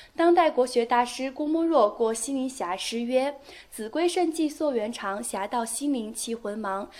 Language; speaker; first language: Chinese; native; Chinese